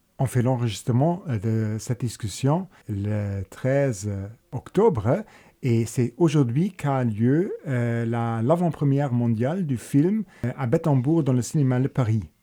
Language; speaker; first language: French; non-native, local second language; Luxembourgish